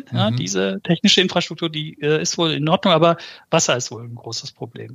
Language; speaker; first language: German; early bilingual, other home language; Turkish